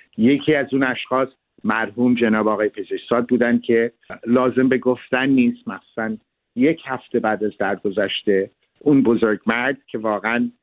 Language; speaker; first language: Persian; early bilingual, heritage; Persian